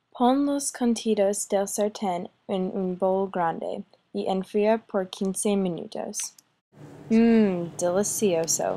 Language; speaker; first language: Spanish; non-native, learner; English